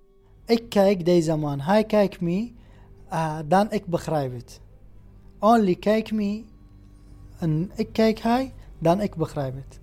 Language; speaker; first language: Dutch; non-native, learner; Arabic